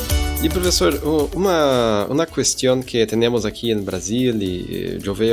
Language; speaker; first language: Spanish; non-native, fluent; Portuguese